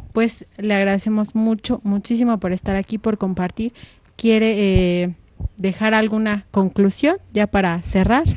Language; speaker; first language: Spanish; native; Spanish